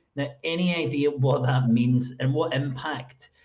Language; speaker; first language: English; native; English